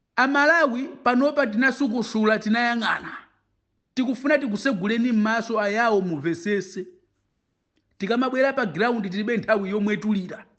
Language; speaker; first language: Nyanja; native; Nyanja